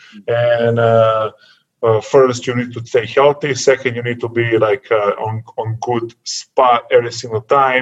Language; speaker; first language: English; non-native, learner; Serbian